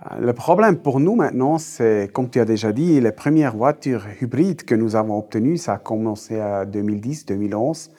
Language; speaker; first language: French; non-native, local second language; Swiss German